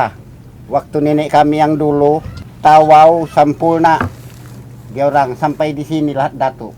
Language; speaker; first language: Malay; non-native, local second language; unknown